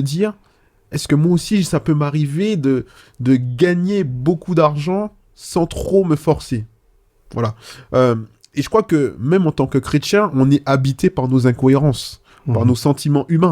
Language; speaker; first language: French; native; French